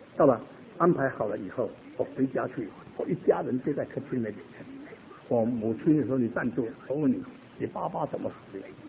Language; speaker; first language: Chinese; native; Chinese